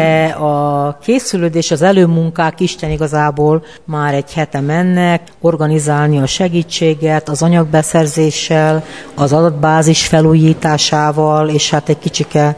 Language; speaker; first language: Hungarian; early bilingual, heritage; Hungarian